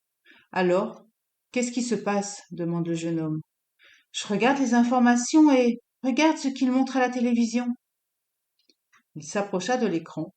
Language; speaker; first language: French; native; French